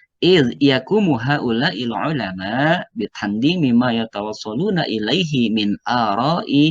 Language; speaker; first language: Arabic; non-native, fluent; Indonesian